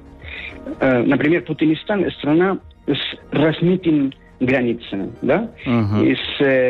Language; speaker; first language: Russian; non-native, learner; Spanish